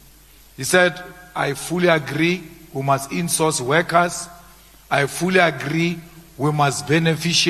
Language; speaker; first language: English; non-native, local second language; Northern Sotho